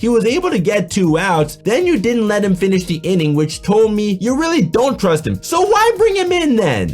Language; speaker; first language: English; native; English